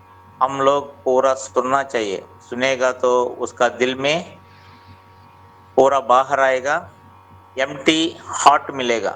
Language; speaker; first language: Hindi; non-native, local second language; Telugu